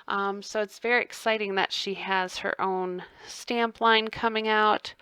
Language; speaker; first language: English; native; English